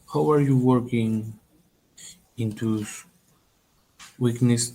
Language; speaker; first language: English; non-native, learner; Spanish